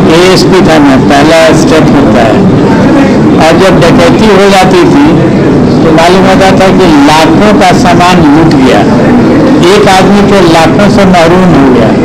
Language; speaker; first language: Hindi; native; Hindi